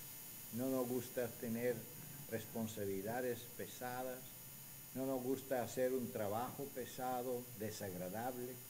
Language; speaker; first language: Spanish; non-native, fluent; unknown